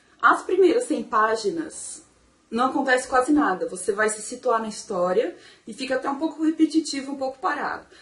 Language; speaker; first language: Portuguese; native; Portuguese